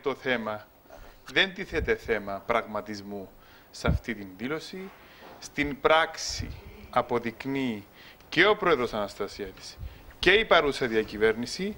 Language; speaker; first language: Greek; native; Greek